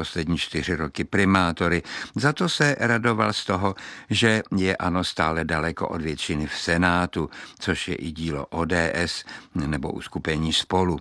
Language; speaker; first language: Czech; native; Czech